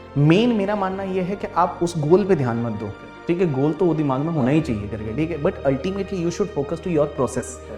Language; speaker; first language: Hindi; native; Hindi